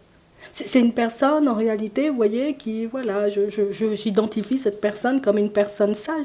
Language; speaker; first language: French; native; French